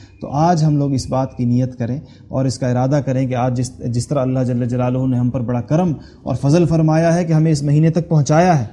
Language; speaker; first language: Urdu; non-native, local second language; Pashto